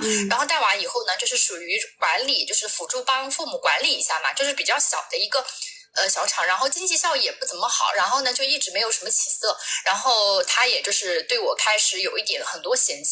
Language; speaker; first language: Chinese; native; Chinese